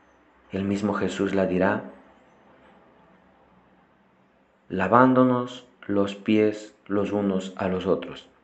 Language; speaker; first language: Spanish; non-native, fluent; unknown